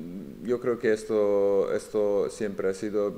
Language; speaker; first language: Spanish; non-native, fluent; Serbian